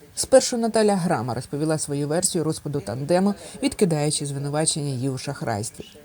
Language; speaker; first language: Ukrainian; native; Ukrainian